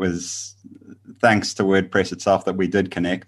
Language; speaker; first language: English; native; English